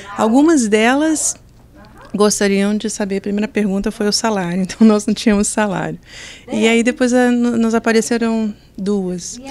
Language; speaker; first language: Portuguese; native; Portuguese